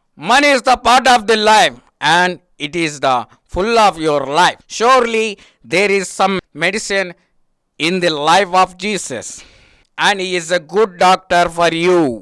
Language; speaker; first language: English; non-native, local second language; Telugu